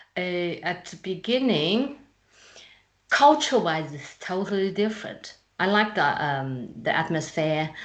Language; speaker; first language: English; non-native, fluent; Chinese